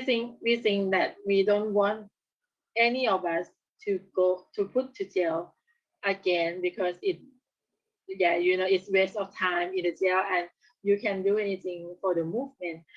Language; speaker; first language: English; non-native, learner; Thai